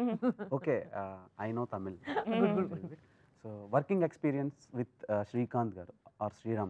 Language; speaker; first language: Telugu; native; Telugu